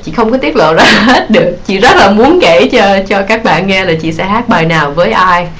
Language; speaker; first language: Vietnamese; early bilingual, heritage; Vietnamese